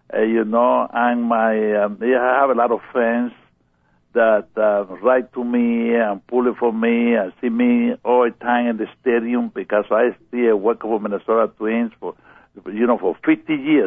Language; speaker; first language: English; non-native, learner; Spanish